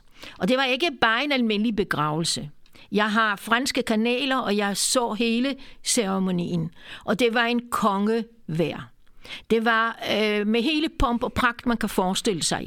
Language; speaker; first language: Danish; non-native, fluent; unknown